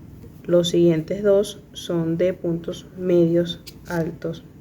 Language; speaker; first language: Spanish; native; Spanish